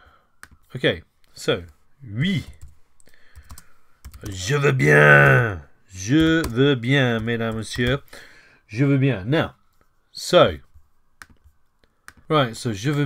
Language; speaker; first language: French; non-native, fluent; English